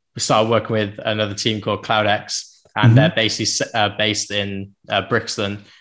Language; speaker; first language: English; native; English